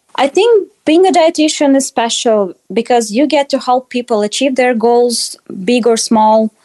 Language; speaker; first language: English; non-native, fluent; Russian